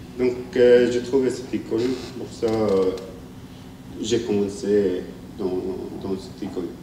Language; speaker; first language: French; non-native, learner; Arabic